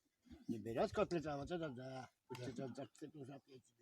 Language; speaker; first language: Russian; native; Russian